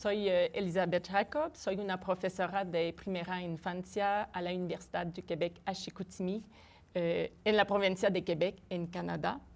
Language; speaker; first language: Spanish; non-native, fluent; French